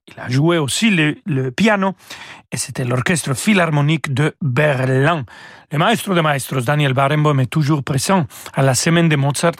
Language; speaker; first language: French; non-native, fluent; Spanish